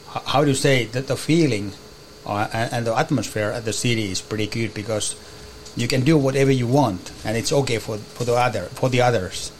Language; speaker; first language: English; non-native, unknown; Finnish